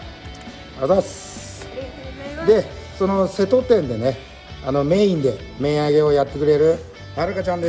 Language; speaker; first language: Japanese; native; Japanese